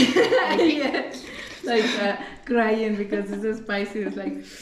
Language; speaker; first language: English; non-native, fluent; Spanish